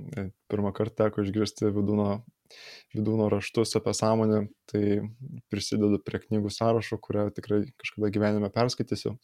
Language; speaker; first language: Lithuanian; native; Lithuanian